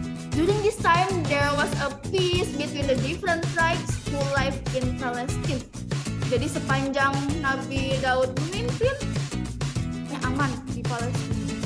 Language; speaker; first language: English; non-native, local second language; Indonesian